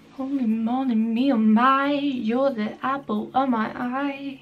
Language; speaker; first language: English; non-native, fluent; Swedish